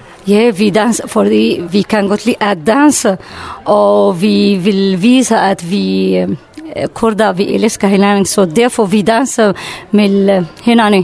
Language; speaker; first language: Danish; non-native, learner; Kurdish